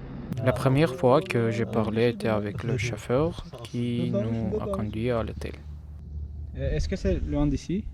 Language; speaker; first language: French; non-native, learner; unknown